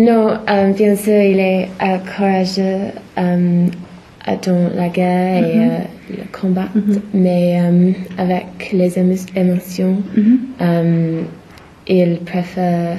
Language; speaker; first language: French; non-native, learner; English